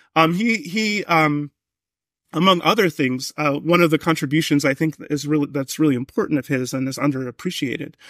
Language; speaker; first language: English; native; English